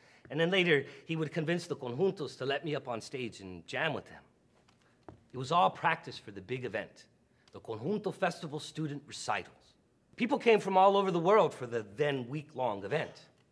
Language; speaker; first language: English; early bilingual, other home language; Spanish